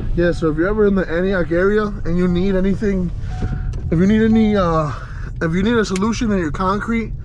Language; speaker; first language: English; early bilingual, other home language; Spanish